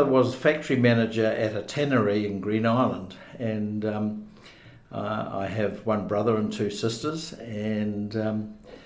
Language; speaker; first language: English; native; English